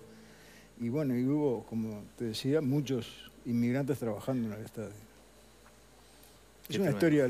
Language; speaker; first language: Spanish; native; Spanish